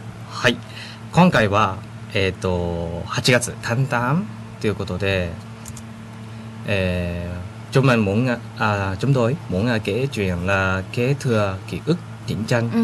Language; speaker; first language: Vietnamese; early bilingual, heritage; Vietnamese